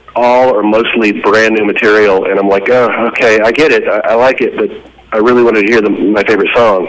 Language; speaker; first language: English; native; English